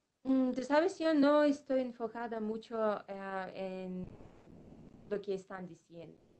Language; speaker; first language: Spanish; non-native, fluent; Russian